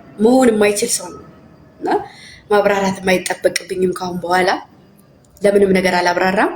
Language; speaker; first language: Amharic; native; Amharic